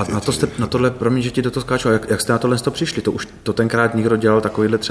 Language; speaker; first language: Czech; native; Czech